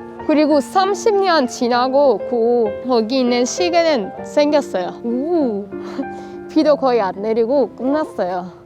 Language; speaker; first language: Korean; non-native, fluent; Persian